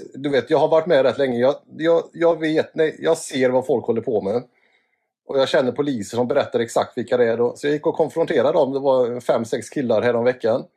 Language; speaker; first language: Swedish; native; Swedish